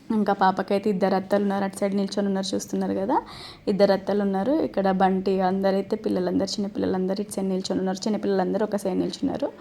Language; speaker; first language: Telugu; native; Telugu